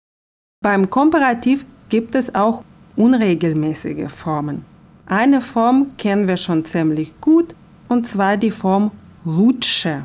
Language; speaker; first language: German; non-native, fluent; Russian